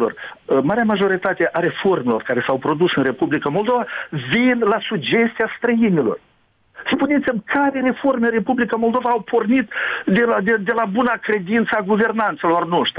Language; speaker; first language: Romanian; native; Romanian